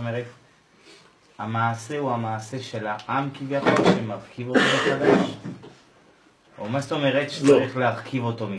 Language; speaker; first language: Hebrew; native; Hebrew